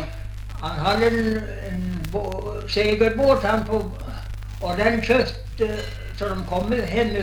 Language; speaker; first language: Swedish; native; Swedish